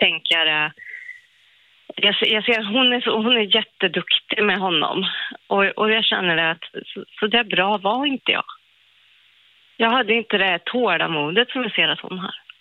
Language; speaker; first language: Swedish; native; Swedish